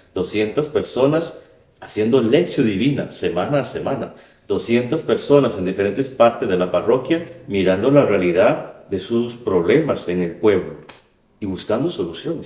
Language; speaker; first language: Spanish; native; Spanish